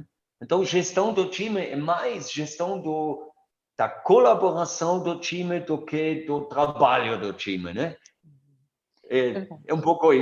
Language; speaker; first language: Portuguese; non-native, fluent; German